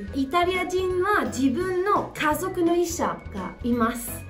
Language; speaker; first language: Japanese; non-native, learner; Italian